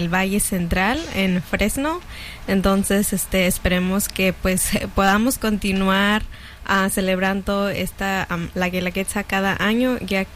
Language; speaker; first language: Spanish; native; Spanish